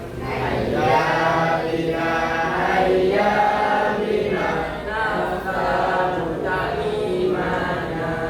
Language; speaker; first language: Arabic; non-native, learner; Indonesian